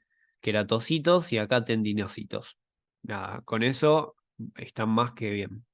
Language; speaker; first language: Spanish; native; Spanish